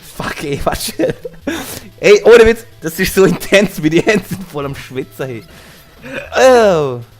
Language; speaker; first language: German; native; German